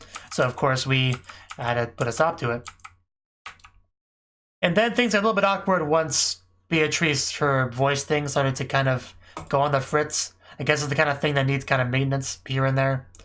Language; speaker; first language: English; native; English